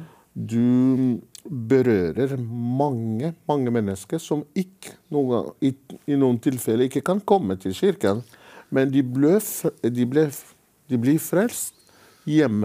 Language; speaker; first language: Norwegian; non-native, fluent; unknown